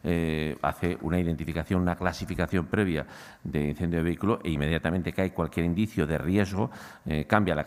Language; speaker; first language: Spanish; native; Spanish